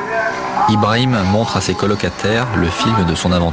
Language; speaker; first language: French; native; French